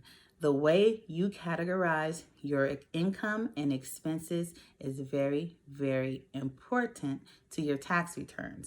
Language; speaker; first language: English; native; English